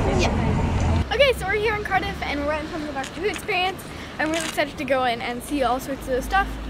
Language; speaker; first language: English; native; English